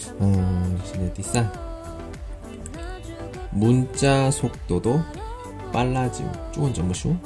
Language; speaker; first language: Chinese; non-native, learner; Korean